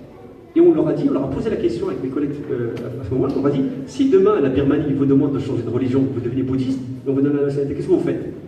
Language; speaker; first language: French; native; French